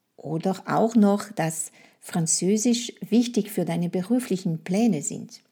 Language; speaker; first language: German; non-native, fluent; French